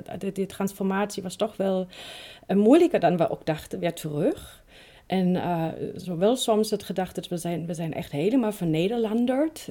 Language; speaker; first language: Dutch; non-native, fluent; German